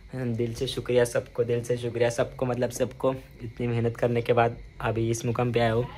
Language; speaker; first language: Hindi; non-native, local second language; Marathi